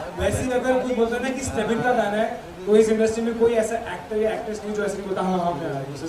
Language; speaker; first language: Hindi; native; Hindi